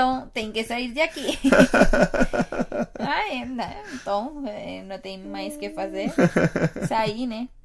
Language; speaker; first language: Portuguese; non-native, fluent; Spanish